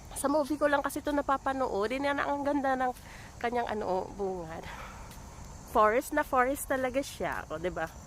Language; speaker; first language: Filipino; native; Filipino